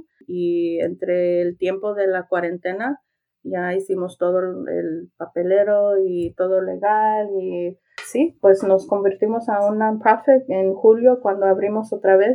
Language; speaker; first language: Spanish; early bilingual, heritage; Spanish